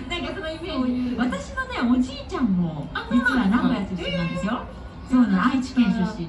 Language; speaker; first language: Japanese; native; Japanese